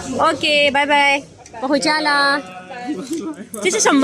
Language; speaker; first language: Chinese; non-native, learner; Urdu